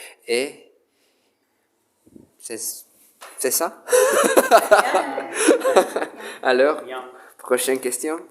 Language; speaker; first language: French; non-native, learner; Spanish